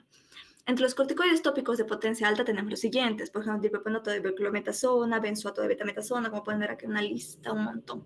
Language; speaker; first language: Spanish; native; Spanish